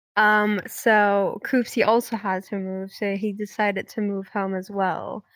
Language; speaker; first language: English; non-native, fluent; Dutch